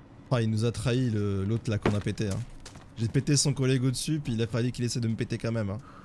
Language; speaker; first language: French; native; French